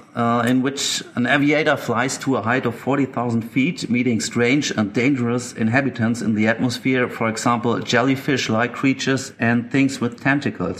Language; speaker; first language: English; non-native, fluent; German